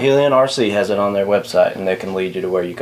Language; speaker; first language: English; native; English